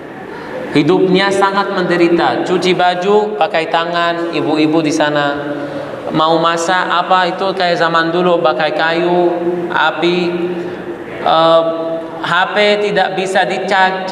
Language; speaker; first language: Indonesian; non-native, fluent; Arabic